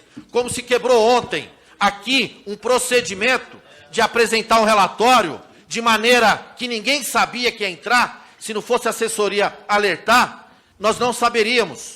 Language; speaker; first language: Portuguese; native; Portuguese